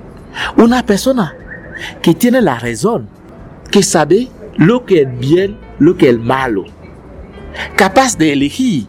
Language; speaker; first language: Spanish; non-native, learner; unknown